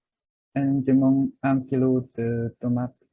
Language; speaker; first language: French; non-native, learner; Vietnamese